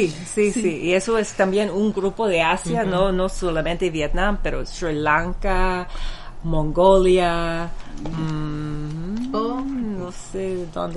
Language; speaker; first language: Spanish; non-native, fluent; English